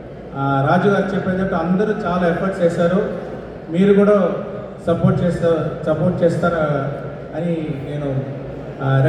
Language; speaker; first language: Telugu; non-native, local second language; Tamil